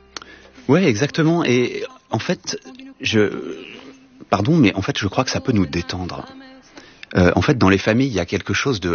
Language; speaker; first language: French; native; French